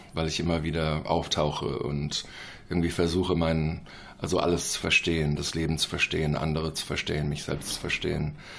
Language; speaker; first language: German; non-native, fluent; English